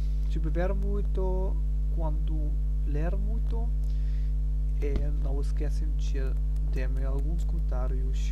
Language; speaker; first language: Portuguese; non-native, learner; German